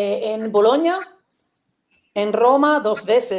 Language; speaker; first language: Spanish; non-native, learner; Italian